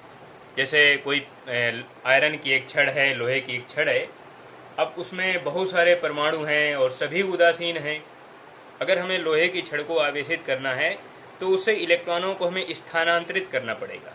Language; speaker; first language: Hindi; native; Hindi